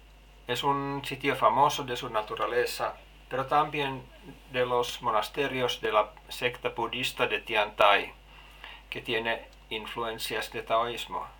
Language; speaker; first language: Spanish; non-native, learner; Finnish